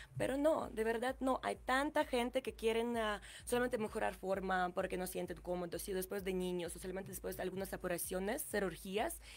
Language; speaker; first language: Spanish; non-native, learner; Ukrainian